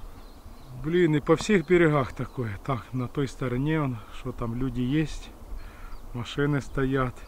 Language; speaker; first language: Russian; native; Russian